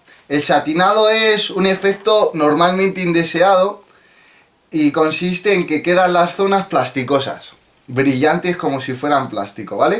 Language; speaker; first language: Spanish; native; Spanish